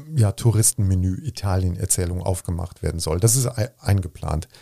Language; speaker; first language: German; native; German